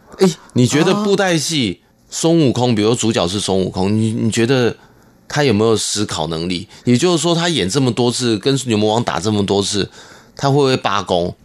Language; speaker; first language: Chinese; non-native, local second language; Hakka Chinese